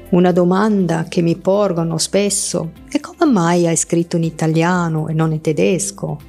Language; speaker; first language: Italian; non-native, fluent; German